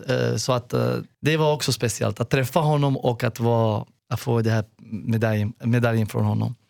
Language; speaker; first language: Swedish; non-native, fluent; Arabic